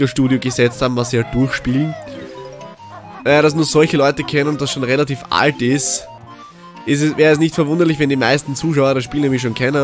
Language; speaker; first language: German; native; German